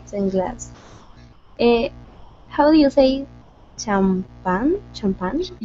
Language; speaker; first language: English; non-native, learner; Spanish